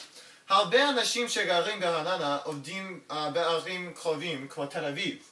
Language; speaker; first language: Hebrew; non-native, learner; English